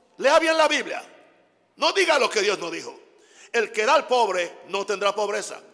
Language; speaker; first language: Spanish; non-native, fluent; English